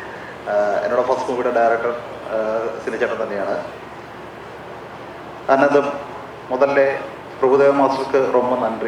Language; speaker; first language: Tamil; non-native, learner; Malayalam